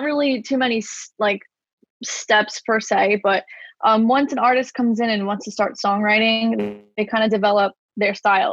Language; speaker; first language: English; native; English